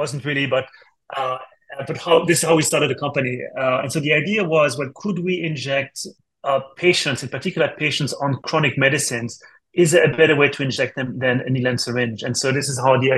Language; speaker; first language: English; non-native, fluent; French